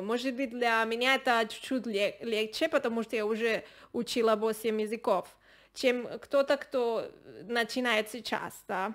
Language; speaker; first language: Russian; non-native, learner; Spanish